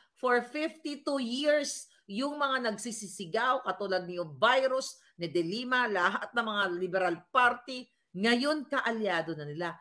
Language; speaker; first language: Filipino; non-native, local second language; Cebuano